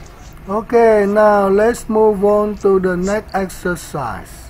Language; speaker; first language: English; non-native, learner; Vietnamese